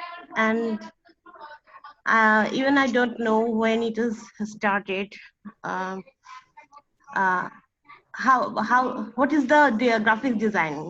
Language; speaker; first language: English; non-native, learner; Bangla